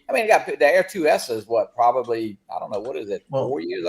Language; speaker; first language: English; native; English